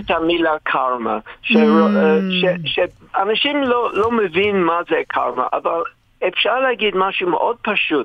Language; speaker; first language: Hebrew; non-native, fluent; English